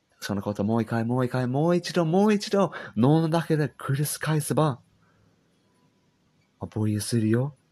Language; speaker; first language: Japanese; non-native, learner; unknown